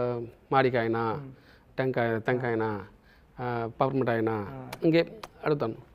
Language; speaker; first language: Telugu; non-native, learner; Tamil